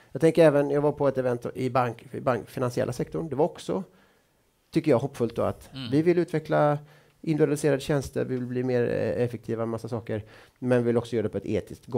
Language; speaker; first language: Swedish; native; Swedish